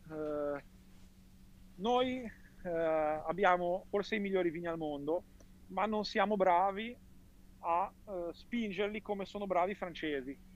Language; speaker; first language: Italian; native; Italian